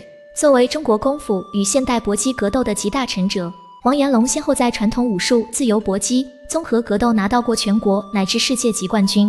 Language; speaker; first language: Chinese; native; Chinese